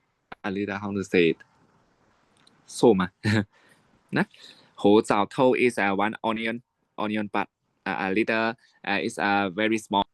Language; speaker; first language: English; non-native, learner; Shan